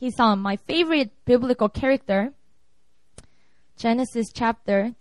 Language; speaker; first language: English; non-native, fluent; Korean